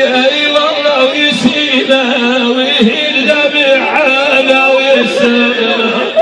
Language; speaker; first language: Arabic; native; Arabic